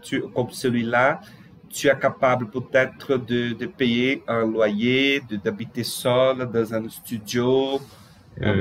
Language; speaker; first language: French; non-native, fluent; Portuguese